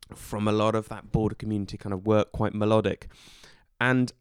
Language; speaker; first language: English; native; English